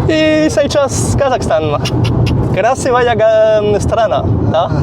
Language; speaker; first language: Russian; non-native, learner; French